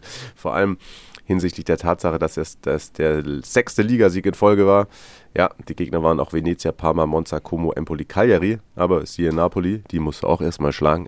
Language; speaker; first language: German; native; German